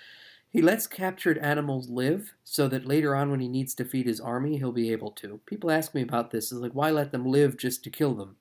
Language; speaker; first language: English; native; English